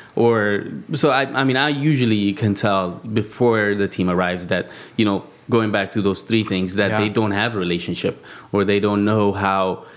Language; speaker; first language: English; non-native, fluent; Amharic